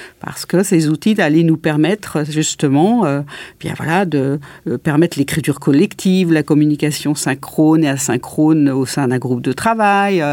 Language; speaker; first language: French; native; French